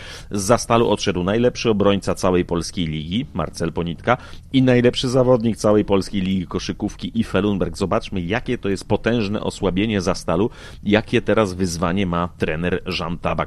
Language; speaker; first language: Polish; native; Polish